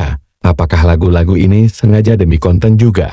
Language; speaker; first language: Indonesian; native; Indonesian